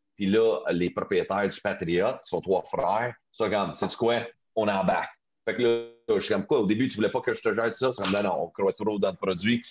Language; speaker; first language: French; non-native, local second language; English